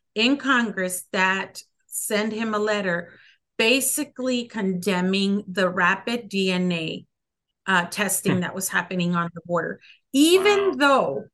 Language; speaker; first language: English; early bilingual, other home language; Spanish